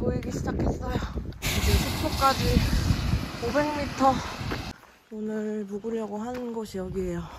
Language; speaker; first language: Korean; native; Korean